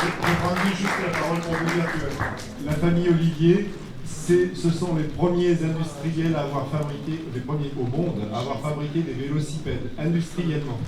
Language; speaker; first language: French; native; French